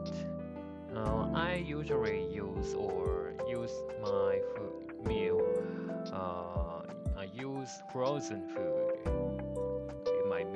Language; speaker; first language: English; non-native, learner; Japanese